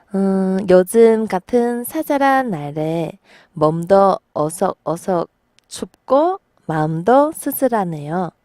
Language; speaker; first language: Korean; non-native, fluent; Chinese